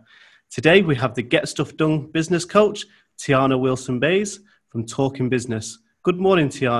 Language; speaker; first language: English; native; English